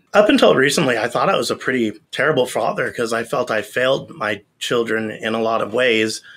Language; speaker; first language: English; native; English